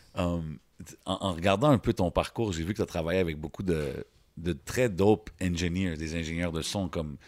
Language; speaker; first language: French; early bilingual, other home language; Arabic